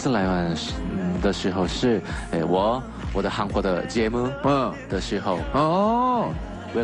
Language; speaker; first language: Chinese; non-native, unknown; Korean